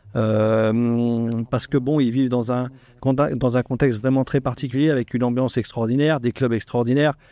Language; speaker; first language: French; native; French